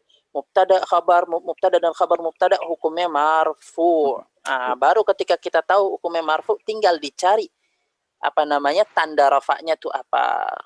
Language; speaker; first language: Indonesian; native; Indonesian